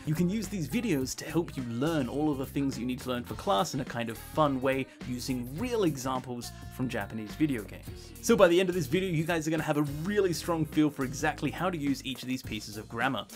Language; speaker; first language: English; native; English